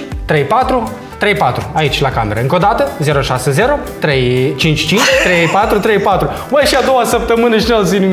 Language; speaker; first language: Romanian; native; Romanian